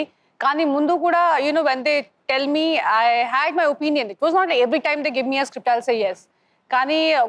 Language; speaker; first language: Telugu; non-native, local second language; Hindi